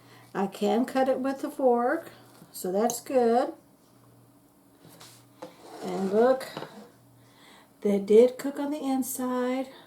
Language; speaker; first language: English; native; English